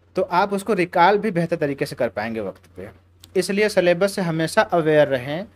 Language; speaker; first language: Hindi; native; Hindi